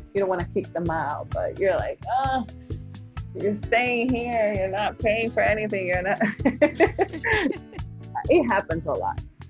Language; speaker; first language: English; non-native, fluent; Spanish